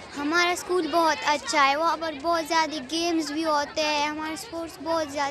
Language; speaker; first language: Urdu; non-native, local second language; Pashto